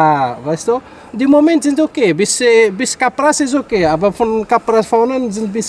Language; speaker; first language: German; non-native, learner; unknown